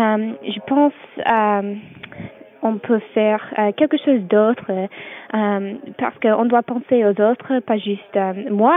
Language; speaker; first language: French; non-native, learner; English